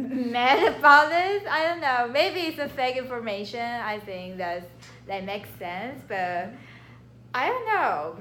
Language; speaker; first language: English; non-native, learner; Chinese